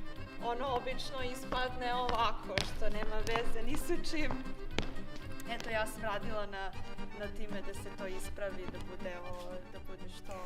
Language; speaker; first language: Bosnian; early bilingual, heritage; Bosnian